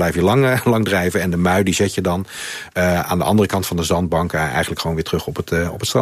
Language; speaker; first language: Dutch; native; Dutch